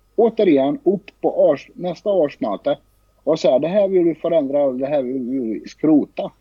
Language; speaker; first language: Swedish; early bilingual, other home language; Bosnian